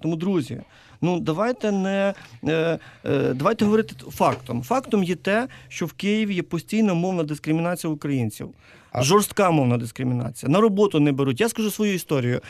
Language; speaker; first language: Ukrainian; native; Ukrainian